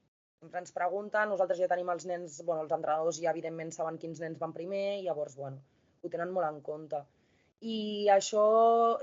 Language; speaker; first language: Catalan; native; Catalan